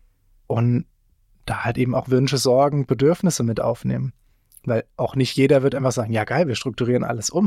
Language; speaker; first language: German; native; German